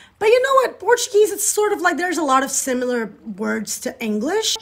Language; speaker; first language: English; non-native, fluent; Portuguese